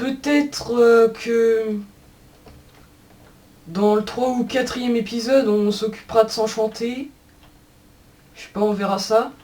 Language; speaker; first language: French; native; French